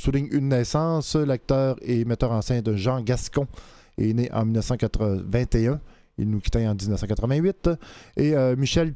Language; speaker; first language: French; native; French